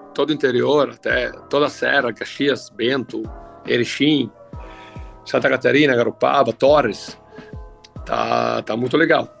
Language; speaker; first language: Portuguese; non-native, fluent; Italian